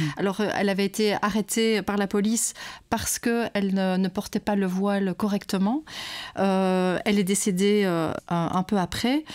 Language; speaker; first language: French; native; French